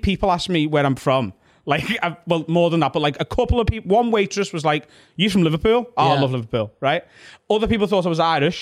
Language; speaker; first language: English; native; English